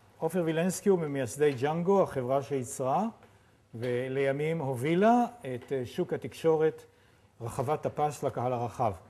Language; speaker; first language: Hebrew; native; Hebrew